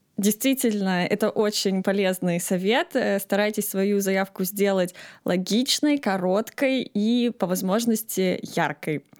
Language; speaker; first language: Russian; native; Russian